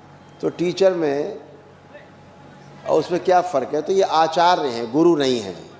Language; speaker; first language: Hindi; native; Hindi